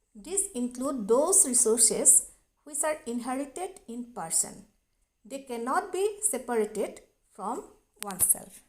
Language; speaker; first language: English; non-native, local second language; Assamese